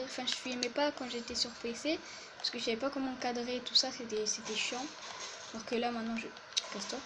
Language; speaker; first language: French; native; French